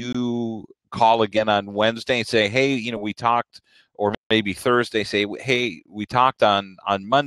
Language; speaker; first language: English; native; English